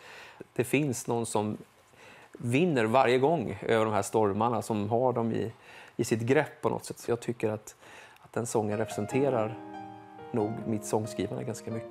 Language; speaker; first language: Swedish; native; Swedish